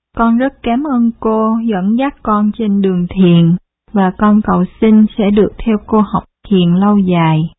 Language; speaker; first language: Vietnamese; early bilingual, heritage; Vietnamese